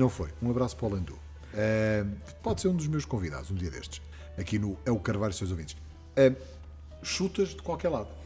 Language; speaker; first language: Portuguese; native; Portuguese